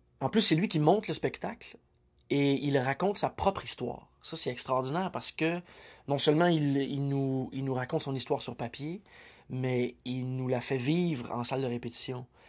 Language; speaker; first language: French; native; French